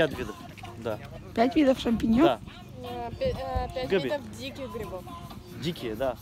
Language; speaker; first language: Russian; non-native, learner; Bulgarian